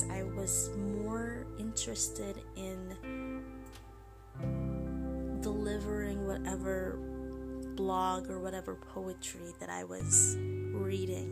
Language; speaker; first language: English; non-native, local second language; Filipino